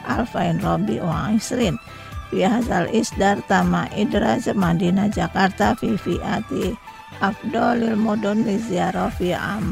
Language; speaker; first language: Arabic; non-native, fluent; Indonesian